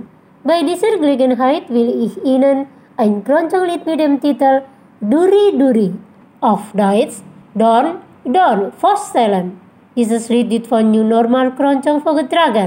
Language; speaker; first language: German; non-native, fluent; Indonesian